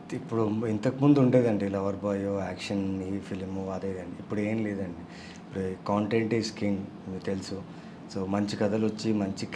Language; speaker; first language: Telugu; non-native, local second language; Tamil